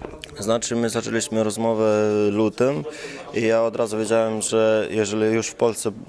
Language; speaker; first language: Polish; non-native, fluent; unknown